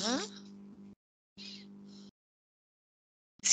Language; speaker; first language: French; native; French